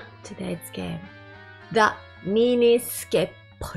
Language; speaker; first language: English; non-native, learner; Japanese